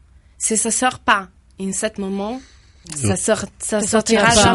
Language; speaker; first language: French; non-native, fluent; Italian